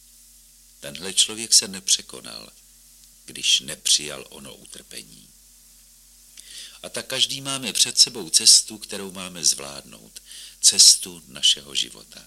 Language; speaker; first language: Czech; native; Czech